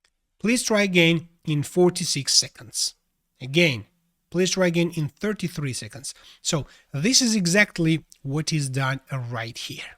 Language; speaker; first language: English; non-native, fluent; Georgian